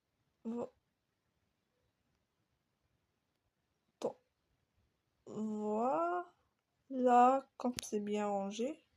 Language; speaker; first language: French; native; French